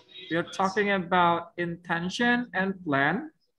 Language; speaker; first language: English; non-native, fluent; Indonesian